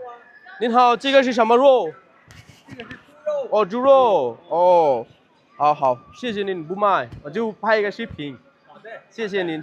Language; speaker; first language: Chinese; non-native, learner; Bangla